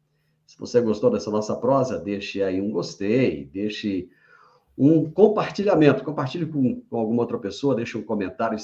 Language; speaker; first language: Portuguese; native; Portuguese